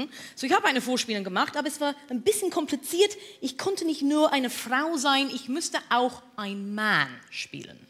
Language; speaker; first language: German; non-native, learner; English